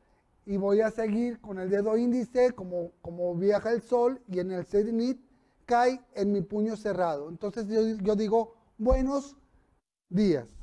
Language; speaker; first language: Spanish; native; Spanish